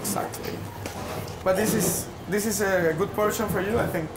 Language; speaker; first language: English; non-native, learner; Spanish